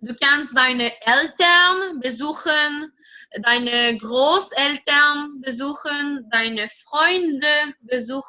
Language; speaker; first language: German; non-native, fluent; French